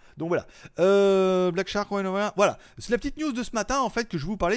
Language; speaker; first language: French; native; French